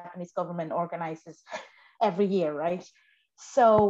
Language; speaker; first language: English; non-native, fluent; Spanish